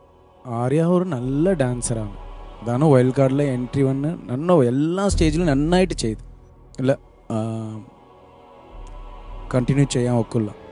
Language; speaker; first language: Malayalam; non-native, learner; Tamil